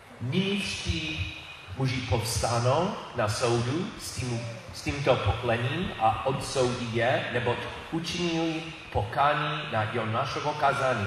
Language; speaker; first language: Czech; non-native, learner; English